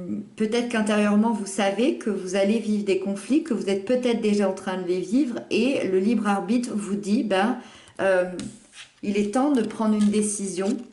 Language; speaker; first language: French; native; French